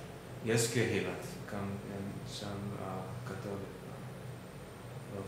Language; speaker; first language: Hebrew; non-native, learner; Finnish